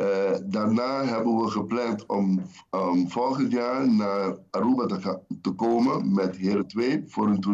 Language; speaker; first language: Dutch; non-native, local second language; Papiamento